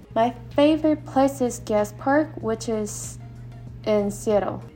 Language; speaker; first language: English; non-native, fluent; Korean